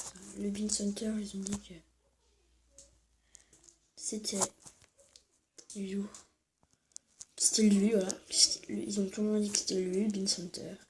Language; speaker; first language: French; native; French